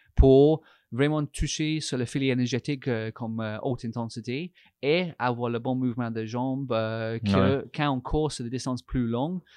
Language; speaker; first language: French; non-native, fluent; English